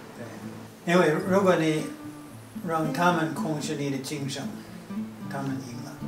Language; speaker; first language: Chinese; non-native, learner; English